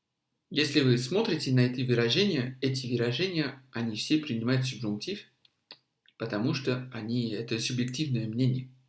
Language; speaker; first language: Russian; non-native, fluent; French